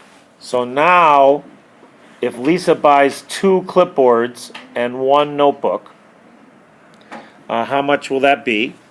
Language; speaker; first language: English; native; English